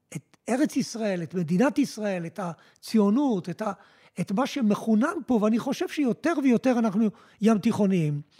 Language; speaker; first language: Hebrew; early bilingual, other home language; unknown